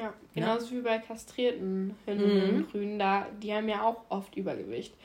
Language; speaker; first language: German; native; German